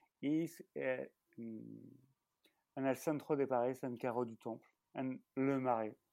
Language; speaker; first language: Spanish; non-native, learner; French